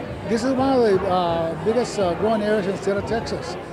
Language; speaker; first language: English; early bilingual, other home language; Spanish